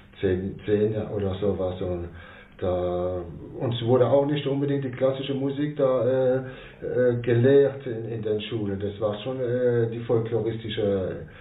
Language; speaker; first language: German; non-native, local second language; Swiss German